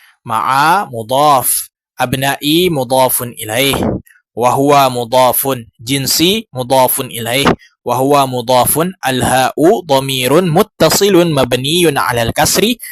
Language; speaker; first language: Arabic; non-native, learner; Indonesian